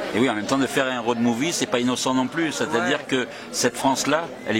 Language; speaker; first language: French; native; French